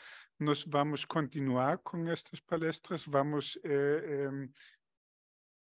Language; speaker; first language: Portuguese; non-native, fluent; German